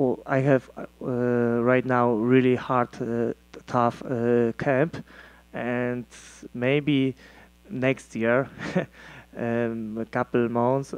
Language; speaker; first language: English; non-native, learner; Polish